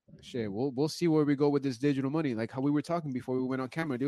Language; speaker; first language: English; early bilingual, other home language; Spanish